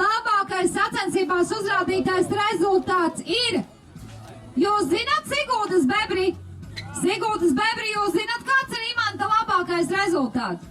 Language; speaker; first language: Latvian; native; Latvian